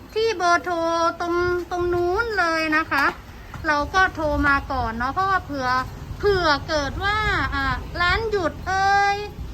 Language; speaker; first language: Thai; native; Thai